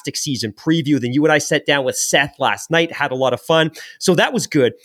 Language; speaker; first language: English; native; English